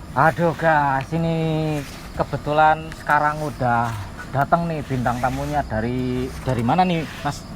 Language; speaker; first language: Indonesian; native; Indonesian